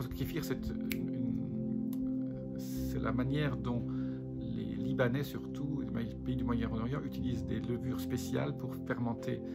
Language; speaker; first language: French; native; French